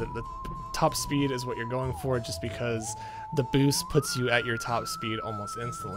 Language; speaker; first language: English; native; English